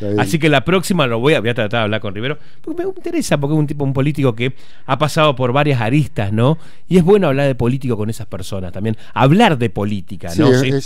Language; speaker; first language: Spanish; native; Spanish